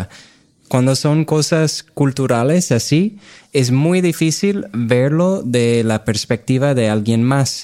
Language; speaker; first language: Spanish; non-native, fluent; English